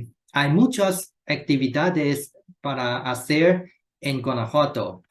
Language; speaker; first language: Spanish; non-native, learner; Chinese